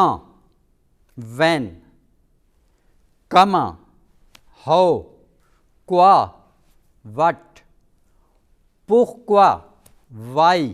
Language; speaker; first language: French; non-native, fluent; Urdu